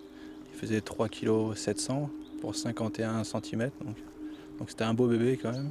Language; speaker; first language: French; native; French